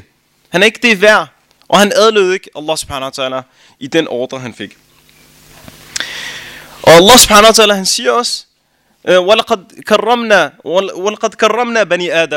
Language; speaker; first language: Danish; early bilingual, other home language; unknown